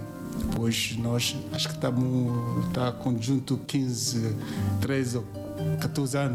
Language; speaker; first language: Portuguese; non-native, learner; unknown